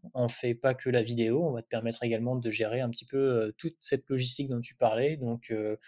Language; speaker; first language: French; native; French